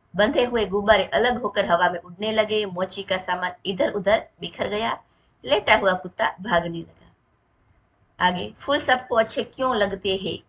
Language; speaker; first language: Hindi; non-native, local second language; Gujarati